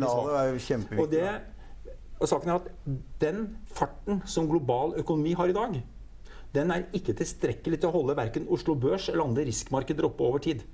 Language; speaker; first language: Norwegian; native; Norwegian